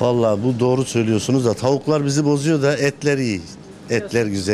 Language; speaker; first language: Turkish; early bilingual, heritage; Turkish